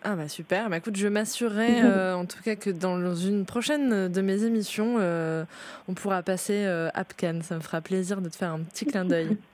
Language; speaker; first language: French; native; French